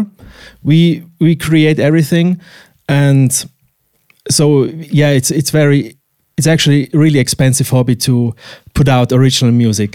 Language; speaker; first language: English; non-native, fluent; Swiss German